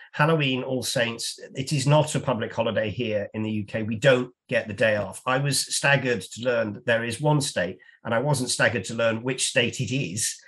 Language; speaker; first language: English; native; English